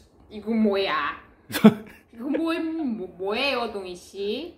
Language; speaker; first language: Korean; non-native, fluent; Russian